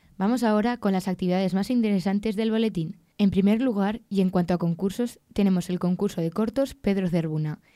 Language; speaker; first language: Spanish; native; Spanish